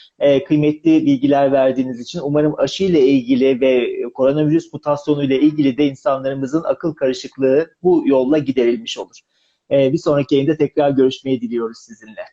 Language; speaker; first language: Turkish; native; Turkish